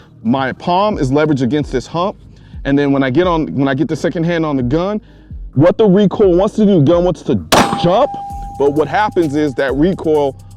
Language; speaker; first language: English; native; English